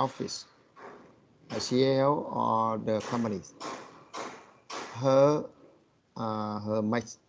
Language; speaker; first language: English; non-native, learner; Vietnamese